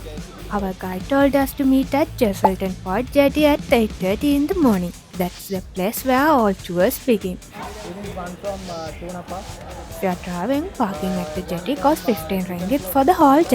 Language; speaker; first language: English; non-native, fluent; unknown